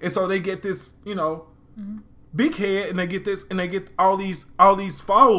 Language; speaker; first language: English; native; English